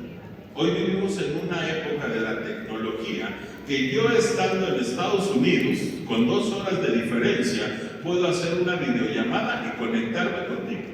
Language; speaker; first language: Spanish; native; Spanish